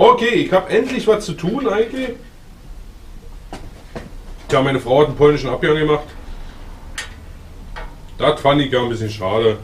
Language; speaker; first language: German; native; German